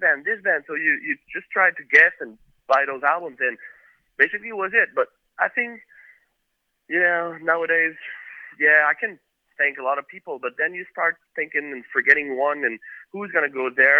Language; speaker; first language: English; native; English